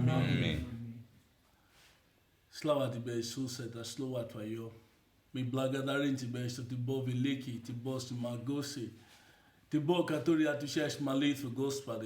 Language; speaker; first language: Russian; non-native, learner; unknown